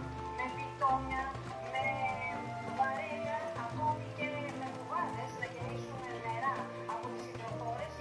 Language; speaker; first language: Greek; native; Greek